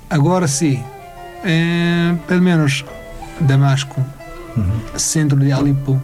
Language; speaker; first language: Portuguese; non-native, learner; Arabic